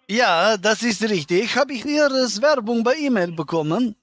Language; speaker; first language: German; native; German